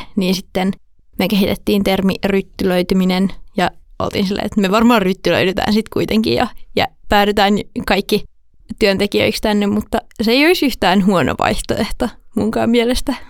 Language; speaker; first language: Finnish; native; Finnish